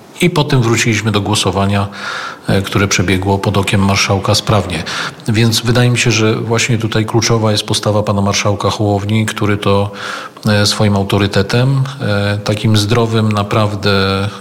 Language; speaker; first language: Polish; native; Polish